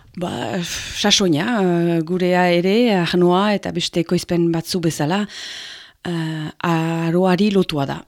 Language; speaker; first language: Basque; native; Basque